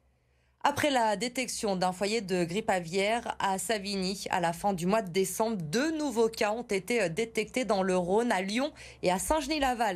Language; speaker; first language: French; native; French